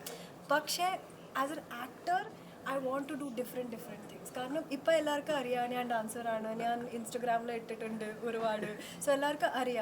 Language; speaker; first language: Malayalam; early bilingual, heritage; Malayalam